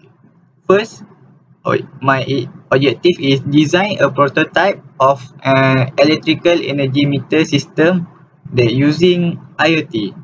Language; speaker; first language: English; non-native, learner; Malay